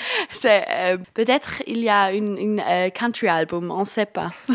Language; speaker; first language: French; non-native, learner; Swiss German